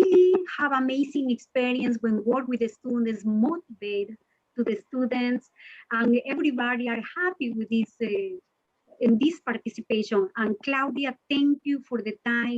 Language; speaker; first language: English; non-native, learner; Spanish